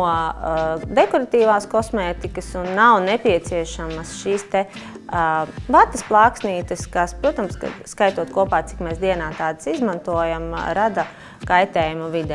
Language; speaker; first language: Latvian; native; Latvian